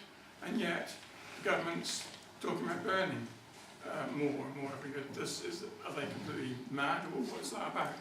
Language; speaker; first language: English; native; English